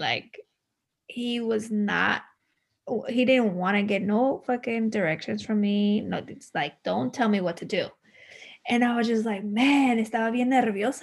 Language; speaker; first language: English; early bilingual, other home language; Spanish